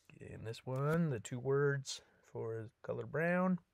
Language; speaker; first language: English; native; English